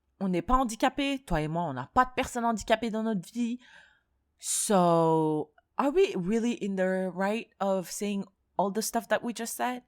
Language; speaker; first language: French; non-native, local second language; Soninke